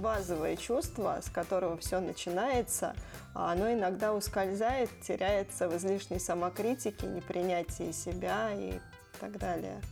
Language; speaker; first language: Russian; native; Russian